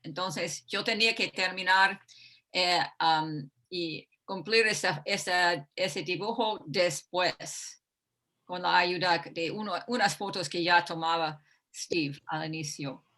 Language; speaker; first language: Spanish; non-native, fluent; English